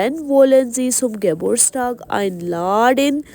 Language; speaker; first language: German; non-native, learner; Urdu